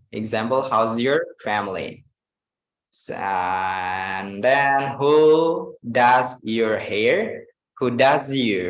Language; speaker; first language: English; non-native, fluent; Indonesian